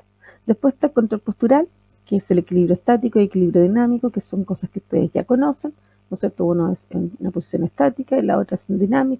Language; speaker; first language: Spanish; native; Spanish